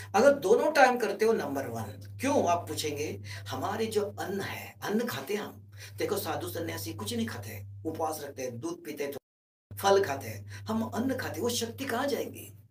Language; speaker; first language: Hindi; native; Hindi